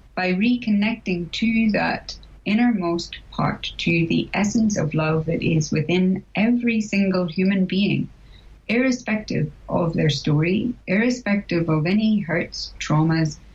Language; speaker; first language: English; native; English